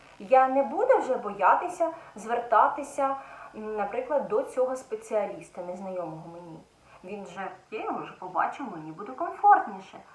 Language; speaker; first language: Ukrainian; native; Ukrainian